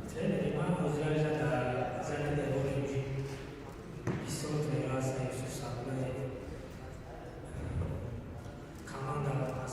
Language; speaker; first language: Russian; non-native, learner; Tajik